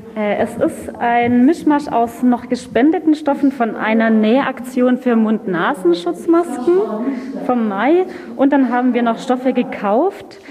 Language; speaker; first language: German; native; German